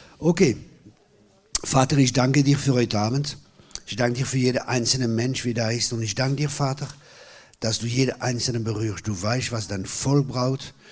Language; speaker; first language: German; non-native, local second language; French